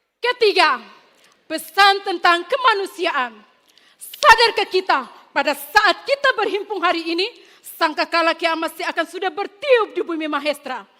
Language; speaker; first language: Malay; non-native, fluent; Tetum